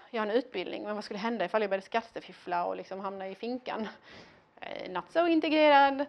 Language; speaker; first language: Swedish; early bilingual, other home language; Persian